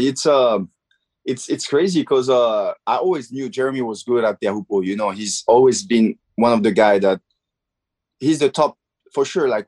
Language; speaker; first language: English; non-native, fluent; French